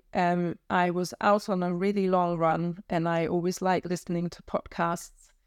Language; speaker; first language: English; non-native, fluent; German